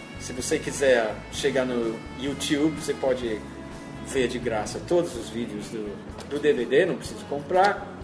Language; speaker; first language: Portuguese; non-native, fluent; English